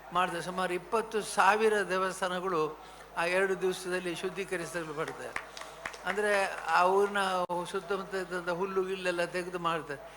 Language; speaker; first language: Kannada; non-native, local second language; Tulu